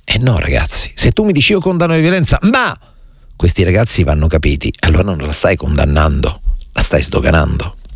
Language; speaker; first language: Italian; native; Italian